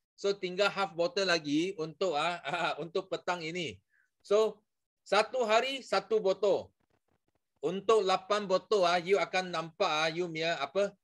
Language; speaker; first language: Malay; non-native, local second language; Chinese